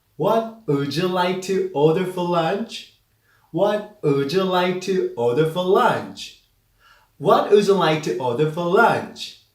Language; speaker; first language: English; non-native, fluent; Korean